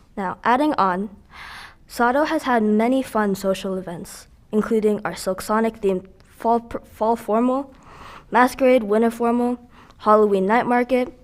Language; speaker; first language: English; early bilingual, other home language; Filipino